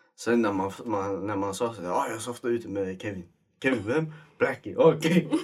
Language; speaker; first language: Swedish; early bilingual, other home language; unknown